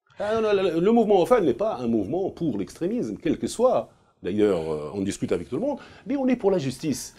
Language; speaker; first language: French; non-native, local second language; Arabic